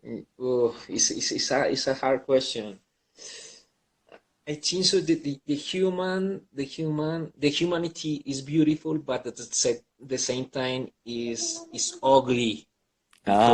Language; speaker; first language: English; non-native, learner; Spanish